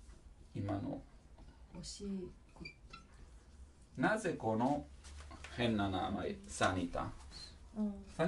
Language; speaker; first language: Japanese; non-native, learner; Italian